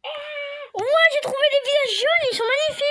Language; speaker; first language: French; native; French